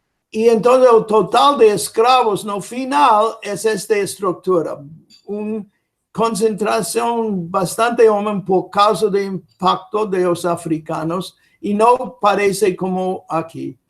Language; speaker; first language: Spanish; non-native, fluent; English